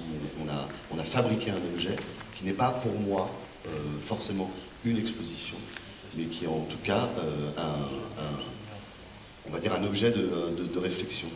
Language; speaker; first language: French; native; French